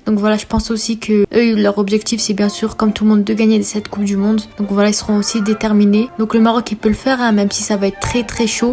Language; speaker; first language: French; native; French